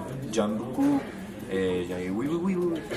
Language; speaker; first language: French; non-native, learner; Spanish